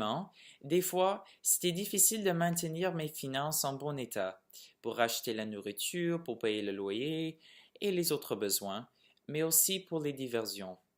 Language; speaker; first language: French; non-native, local second language; English